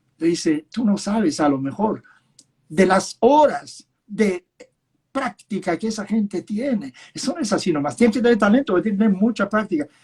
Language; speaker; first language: Spanish; early bilingual, other home language; Yiddish